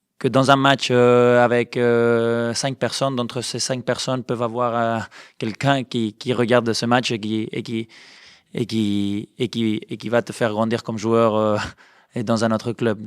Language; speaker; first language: French; non-native, fluent; Spanish